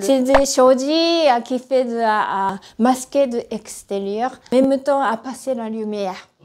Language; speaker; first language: French; non-native, learner; Japanese